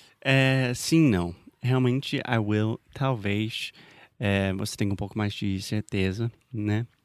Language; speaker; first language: Portuguese; non-native, fluent; English